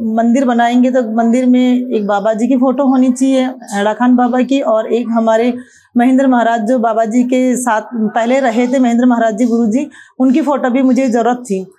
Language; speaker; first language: Hindi; native; Hindi